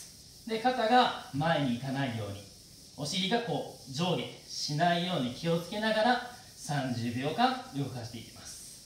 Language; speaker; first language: Japanese; native; Japanese